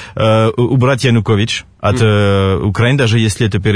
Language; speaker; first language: Russian; non-native, fluent; French